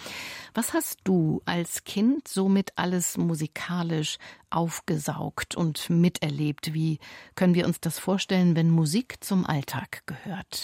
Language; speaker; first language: German; native; German